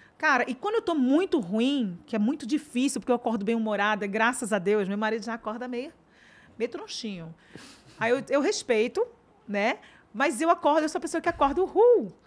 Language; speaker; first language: Portuguese; native; Portuguese